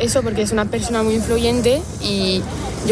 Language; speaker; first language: Spanish; non-native, fluent; French